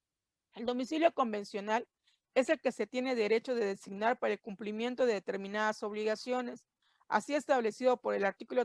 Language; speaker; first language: Spanish; native; Spanish